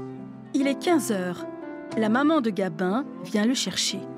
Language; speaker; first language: French; native; French